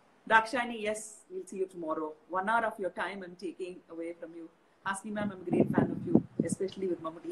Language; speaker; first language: English; non-native, local second language; Tamil